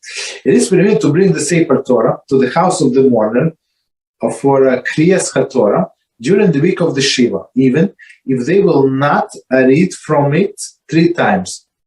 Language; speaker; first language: English; non-native, fluent; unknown